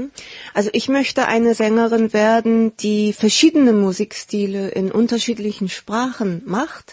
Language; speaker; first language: German; early bilingual, heritage; Korean